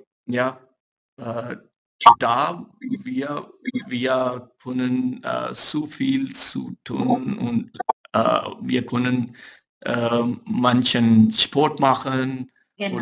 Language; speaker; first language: German; non-native, learner; Urdu